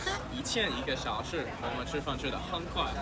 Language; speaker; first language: Chinese; non-native, learner; English